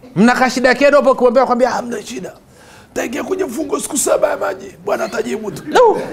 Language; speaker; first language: Swahili; native; Swahili